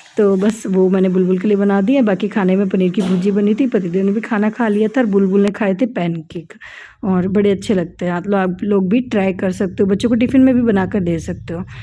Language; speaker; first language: Hindi; native; Hindi